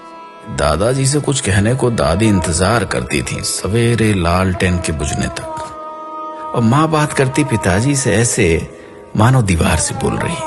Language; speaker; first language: Hindi; native; Hindi